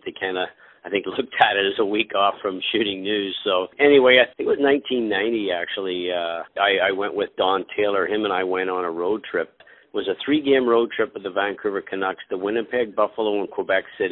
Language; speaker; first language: English; native; English